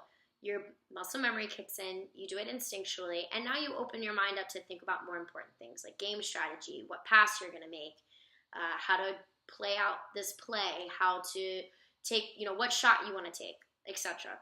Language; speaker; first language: English; native; English